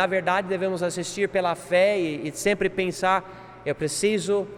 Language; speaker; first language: Portuguese; non-native, fluent; English